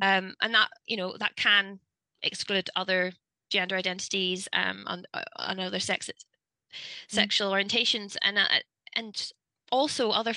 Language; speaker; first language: English; native; English